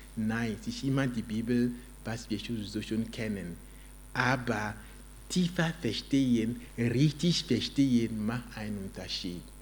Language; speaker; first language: German; non-native, fluent; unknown